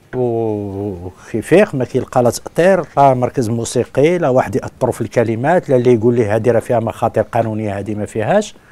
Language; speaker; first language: Arabic; non-native, local second language; Berber languages